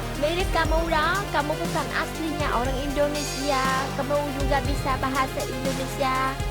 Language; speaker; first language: Indonesian; non-native, learner; Vietnamese